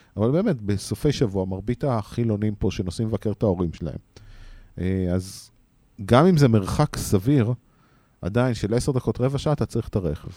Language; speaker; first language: Hebrew; native; Hebrew